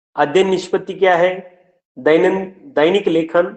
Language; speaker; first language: Hindi; non-native, local second language; Marathi